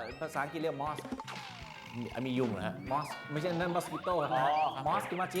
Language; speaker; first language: Thai; native; Thai